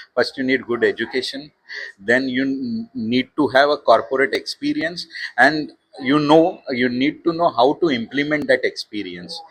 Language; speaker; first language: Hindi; non-native, local second language; Marathi